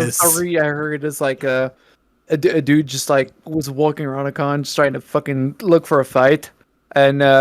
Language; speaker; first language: English; native; English